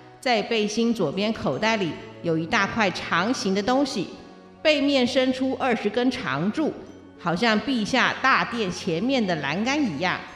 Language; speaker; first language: Chinese; native; Chinese